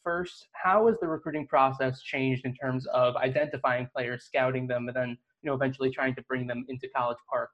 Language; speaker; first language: English; native; English